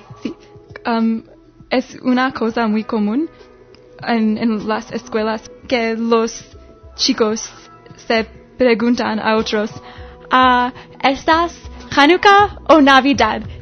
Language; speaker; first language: Spanish; non-native, learner; English